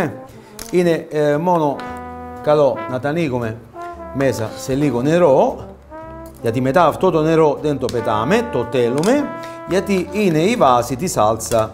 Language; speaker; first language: Greek; non-native, fluent; Italian